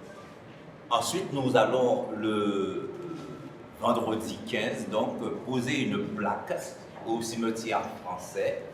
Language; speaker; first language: French; native; French